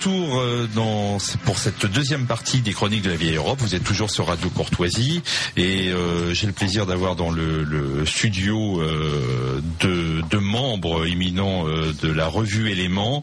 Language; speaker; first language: French; native; French